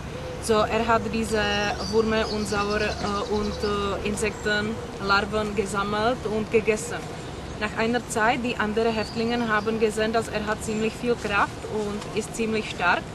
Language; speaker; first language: German; non-native, learner; Czech